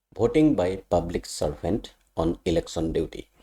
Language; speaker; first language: English; non-native, local second language; Assamese